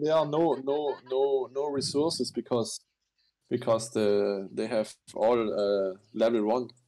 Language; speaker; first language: English; non-native, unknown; German